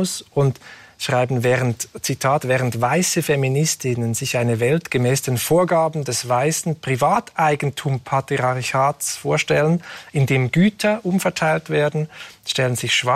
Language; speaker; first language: German; native; German